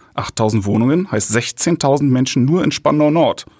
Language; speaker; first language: German; native; German